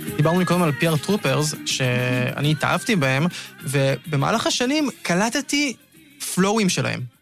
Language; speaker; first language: Hebrew; native; Hebrew